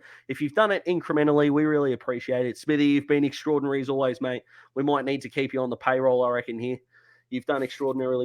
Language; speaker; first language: English; native; English